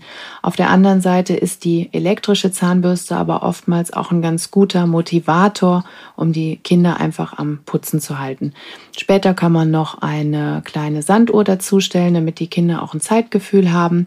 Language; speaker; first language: German; native; German